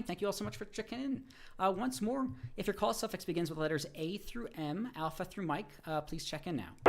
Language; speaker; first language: English; native; English